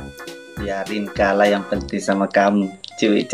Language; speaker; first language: Indonesian; non-native, local second language; Buginese